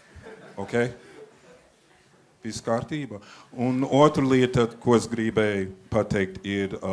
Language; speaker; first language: Latvian; non-native, fluent; English